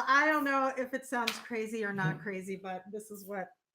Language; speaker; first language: English; native; English